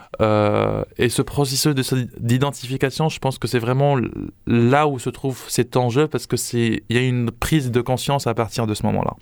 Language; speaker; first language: French; non-native, local second language; Arabic